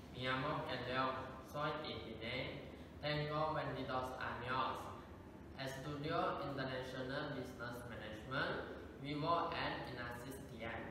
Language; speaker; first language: Spanish; non-native, learner; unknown